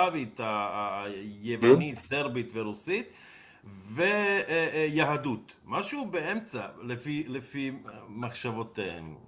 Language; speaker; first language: Hebrew; non-native, fluent; Serbian